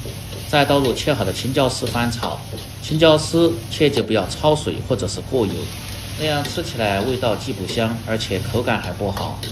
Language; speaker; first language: Chinese; native; Chinese